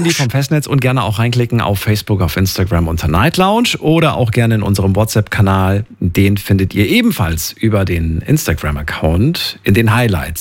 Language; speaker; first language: German; native; German